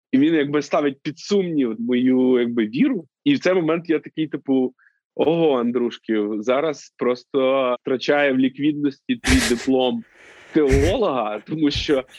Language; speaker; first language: Ukrainian; native; Ukrainian